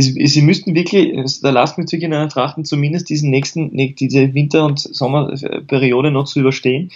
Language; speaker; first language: German; native; German